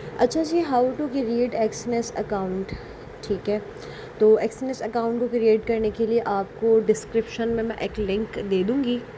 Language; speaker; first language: Urdu; native; Urdu